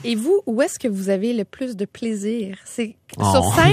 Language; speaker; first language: French; native; French